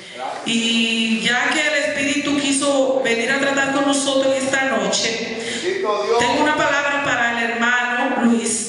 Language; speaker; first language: Spanish; native; Spanish